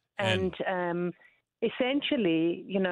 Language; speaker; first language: English; native; English